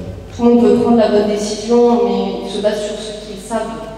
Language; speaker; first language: French; native; French